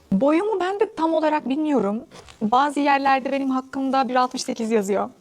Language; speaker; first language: Turkish; non-native, fluent; Arabic